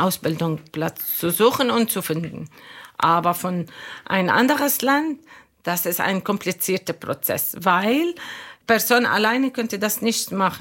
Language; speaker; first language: German; non-native, fluent; Arabic